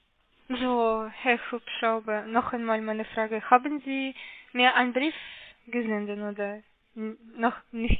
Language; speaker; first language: German; non-native, learner; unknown